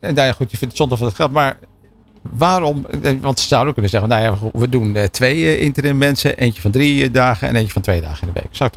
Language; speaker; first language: Dutch; native; Dutch